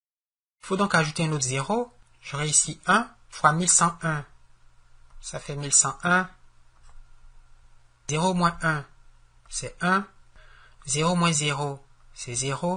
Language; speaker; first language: French; native; French